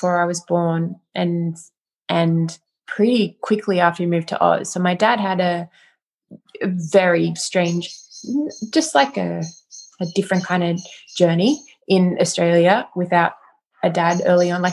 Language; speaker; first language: English; native; English